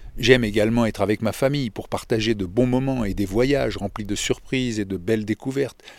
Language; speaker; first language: French; native; French